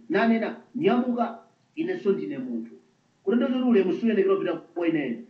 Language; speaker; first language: Nyanja; native; Nyanja